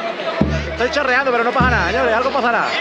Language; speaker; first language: Spanish; native; Spanish